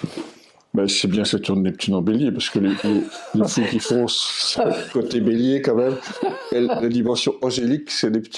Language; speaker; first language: French; native; French